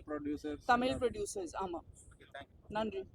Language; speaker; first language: Tamil; non-native, fluent; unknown